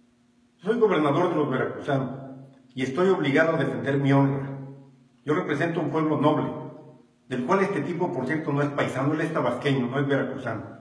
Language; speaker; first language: Spanish; native; Spanish